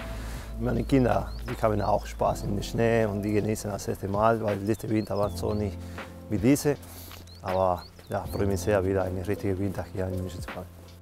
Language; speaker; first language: German; non-native, fluent; Spanish